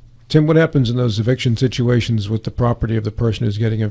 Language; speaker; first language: English; native; English